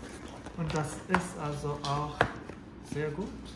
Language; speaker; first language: German; non-native, fluent; Chinese